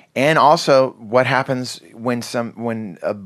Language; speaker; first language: English; native; English